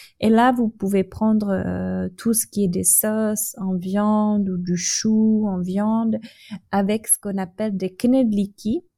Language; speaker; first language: French; non-native, fluent; Czech